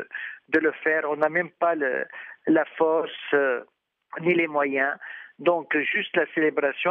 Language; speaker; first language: French; non-native, fluent; Arabic